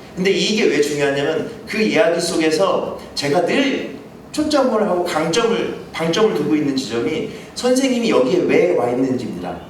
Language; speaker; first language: Korean; native; Korean